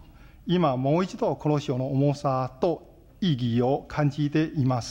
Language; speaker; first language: Japanese; non-native, fluent; Chinese